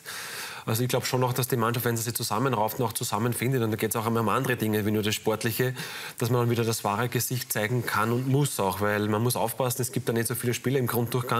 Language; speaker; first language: German; native; German